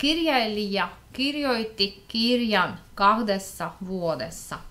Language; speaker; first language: Finnish; non-native, fluent; Russian